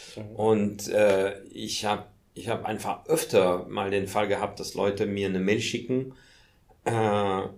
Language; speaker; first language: German; non-native, fluent; French